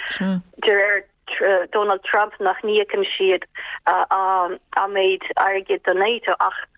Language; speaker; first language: Irish; non-native, fluent; Ukrainian